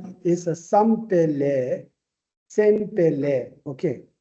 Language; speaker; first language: English; non-native, local second language; Tibetan